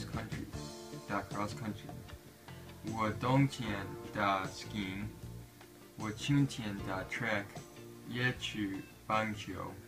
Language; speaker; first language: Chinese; non-native, learner; English